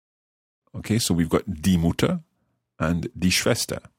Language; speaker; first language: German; non-native, learner; English